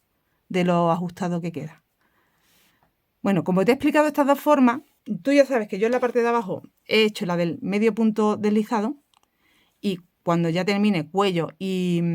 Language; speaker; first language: Spanish; native; Spanish